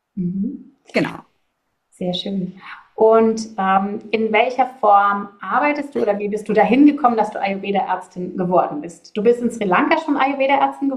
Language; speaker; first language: German; native; German